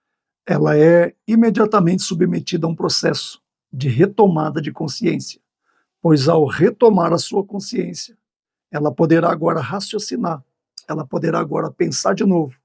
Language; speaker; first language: Portuguese; native; Portuguese